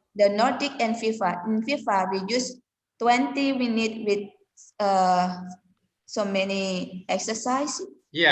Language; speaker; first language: English; non-native, learner; Indonesian